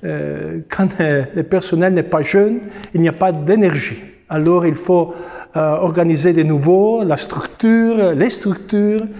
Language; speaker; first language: French; non-native, fluent; Italian